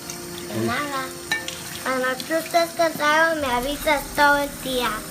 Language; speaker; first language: Spanish; early bilingual, heritage; English